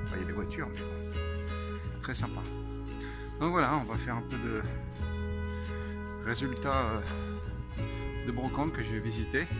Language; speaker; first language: French; native; French